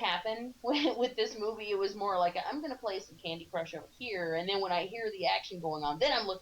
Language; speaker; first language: English; native; English